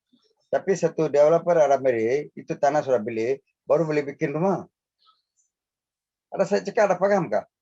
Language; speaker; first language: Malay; non-native, local second language; Tamil